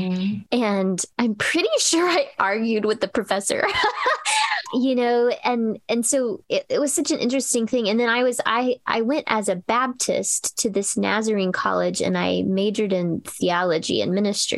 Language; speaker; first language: English; native; English